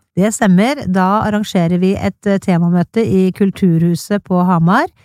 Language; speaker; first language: Norwegian; native; Norwegian